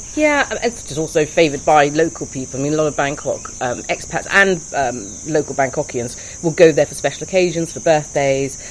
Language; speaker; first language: English; non-native, fluent; Thai